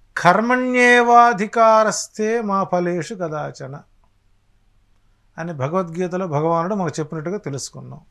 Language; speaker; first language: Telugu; native; Telugu